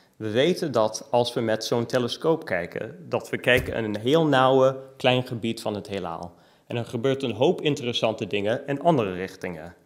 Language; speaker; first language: Dutch; non-native, fluent; English